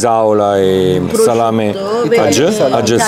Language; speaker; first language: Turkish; non-native, learner; Italian